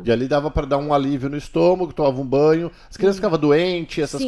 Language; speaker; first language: Portuguese; native; Portuguese